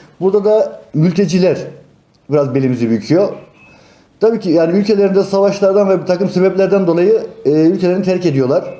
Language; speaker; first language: Turkish; native; Turkish